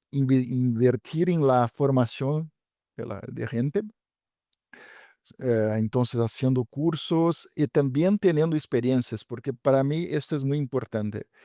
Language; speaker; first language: Spanish; non-native, fluent; Portuguese